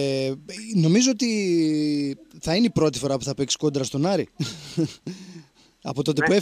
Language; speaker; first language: Greek; native; Greek